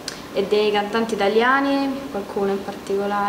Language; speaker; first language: Italian; native; Italian